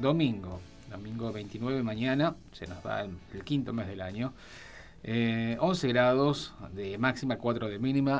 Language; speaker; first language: Spanish; native; Spanish